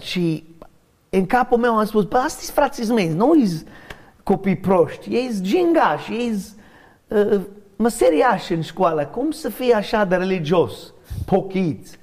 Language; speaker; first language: Romanian; non-native, learner; English